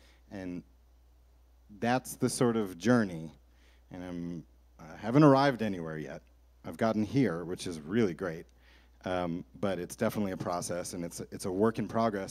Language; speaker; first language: English; native; English